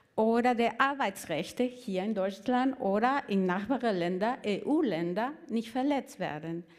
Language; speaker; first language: German; non-native, fluent; Spanish